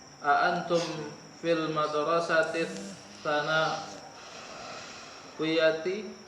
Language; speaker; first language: Arabic; non-native, learner; Indonesian